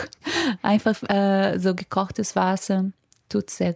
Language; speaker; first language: German; non-native, fluent; Portuguese